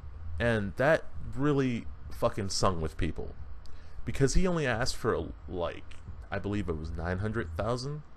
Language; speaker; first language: English; native; English